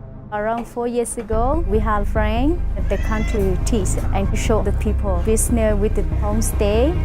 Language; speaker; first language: English; non-native, local second language; Hmong